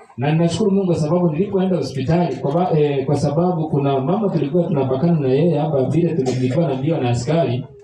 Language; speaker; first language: Swahili; native; Swahili